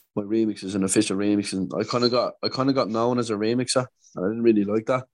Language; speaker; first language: English; native; English